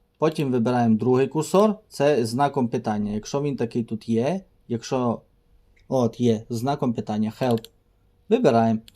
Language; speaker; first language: Ukrainian; native; Ukrainian